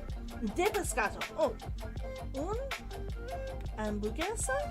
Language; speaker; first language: Spanish; non-native, learner; English